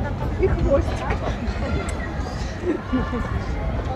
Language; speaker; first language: Russian; non-native, local second language; Ukrainian